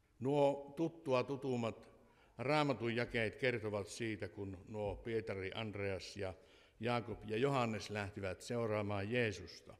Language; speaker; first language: Finnish; native; Finnish